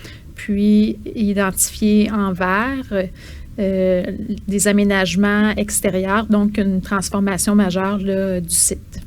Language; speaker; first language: French; native; French